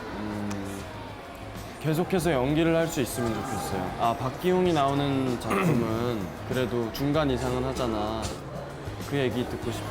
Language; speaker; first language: Korean; native; Korean